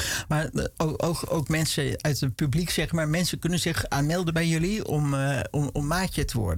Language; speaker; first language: Dutch; native; Dutch